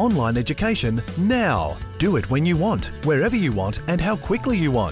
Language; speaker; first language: English; native; English